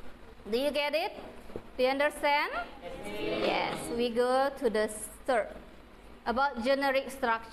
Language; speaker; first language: English; non-native, fluent; Indonesian